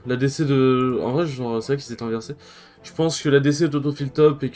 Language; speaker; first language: French; native; French